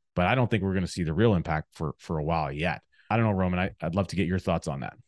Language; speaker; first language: English; native; English